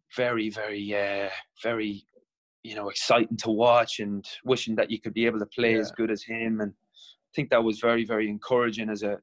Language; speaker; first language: English; native; English